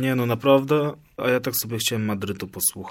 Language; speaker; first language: Polish; native; Polish